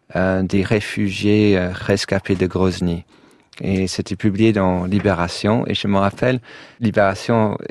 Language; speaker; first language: French; non-native, fluent; English